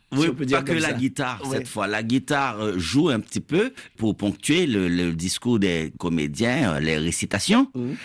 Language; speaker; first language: French; native; French